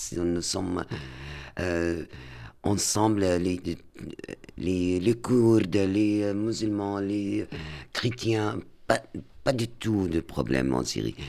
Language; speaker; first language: French; non-native, learner; Arabic